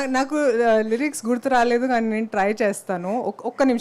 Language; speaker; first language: Telugu; non-native, fluent; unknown